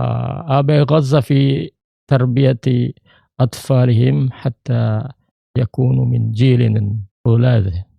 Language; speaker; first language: Arabic; non-native, fluent; Indonesian